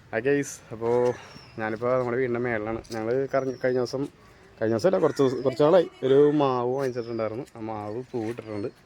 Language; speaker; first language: Malayalam; native; Malayalam